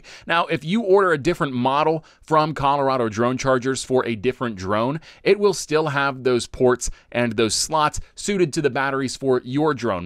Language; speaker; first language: English; native; English